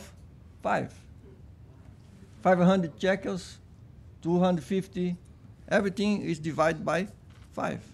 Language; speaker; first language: English; non-native, fluent; Portuguese